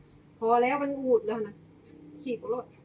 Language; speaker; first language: Thai; native; Thai